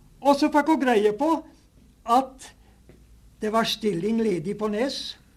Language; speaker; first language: Norwegian; native; Norwegian